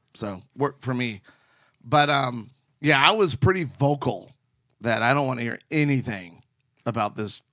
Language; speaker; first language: English; native; English